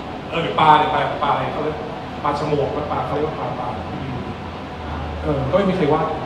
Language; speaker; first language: Thai; native; Thai